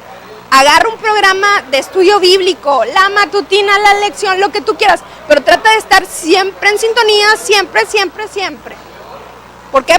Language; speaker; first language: Spanish; native; Spanish